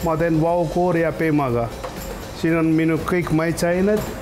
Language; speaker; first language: Estonian; non-native, learner; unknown